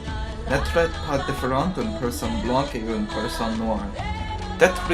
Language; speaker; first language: French; non-native, learner; English